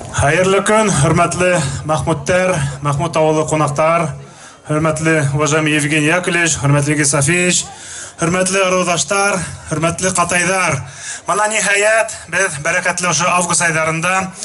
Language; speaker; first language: Tatar; non-native, local second language; Bashkir